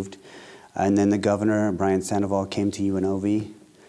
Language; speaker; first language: English; native; English